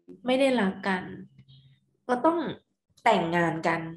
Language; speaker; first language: Thai; native; Thai